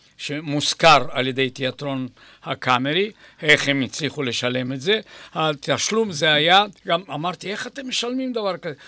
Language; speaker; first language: Hebrew; non-native, fluent; Bulgarian